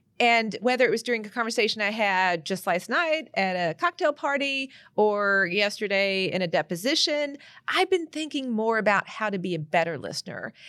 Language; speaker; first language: English; native; English